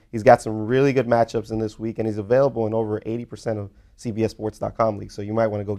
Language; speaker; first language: English; native; English